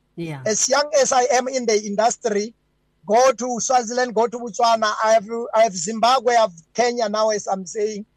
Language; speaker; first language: English; non-native, local second language; Venda